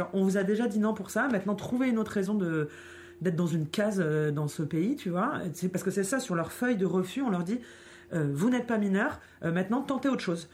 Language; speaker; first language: French; native; French